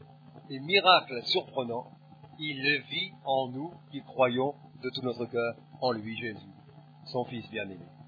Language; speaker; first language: French; native; French